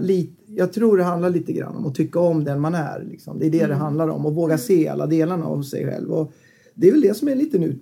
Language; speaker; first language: Swedish; native; Swedish